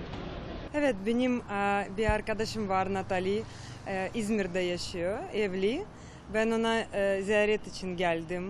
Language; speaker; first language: Turkish; non-native, learner; Russian